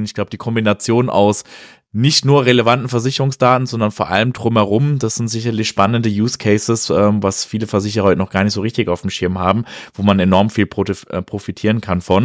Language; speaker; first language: German; native; German